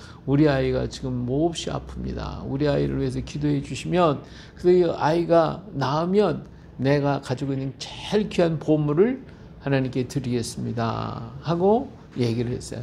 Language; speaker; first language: Korean; native; Korean